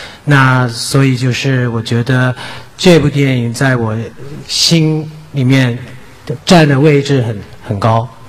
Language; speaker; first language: Chinese; non-native, fluent; Cantonese